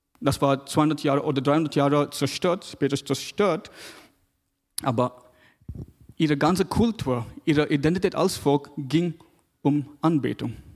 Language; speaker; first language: German; non-native, fluent; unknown